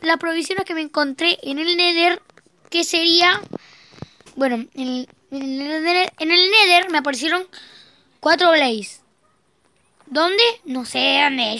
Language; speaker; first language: Spanish; native; Spanish